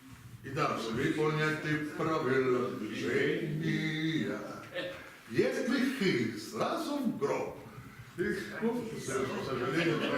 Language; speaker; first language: Russian; non-native, fluent; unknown